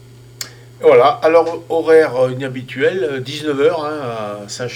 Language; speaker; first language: French; native; French